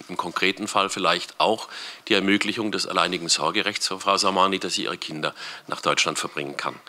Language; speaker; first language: German; native; German